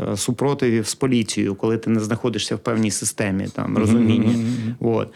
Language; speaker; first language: Ukrainian; native; Ukrainian